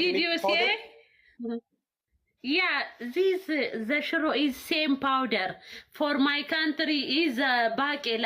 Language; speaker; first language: English; non-native, learner; Amharic